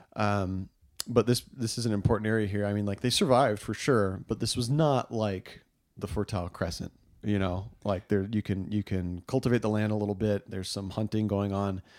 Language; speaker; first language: English; native; English